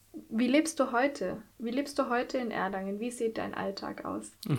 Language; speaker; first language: German; native; German